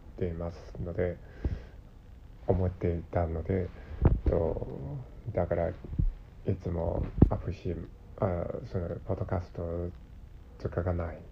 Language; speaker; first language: Japanese; non-native, learner; Cantonese